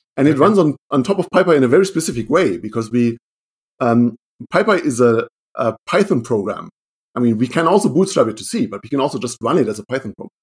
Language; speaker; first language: English; non-native, fluent; German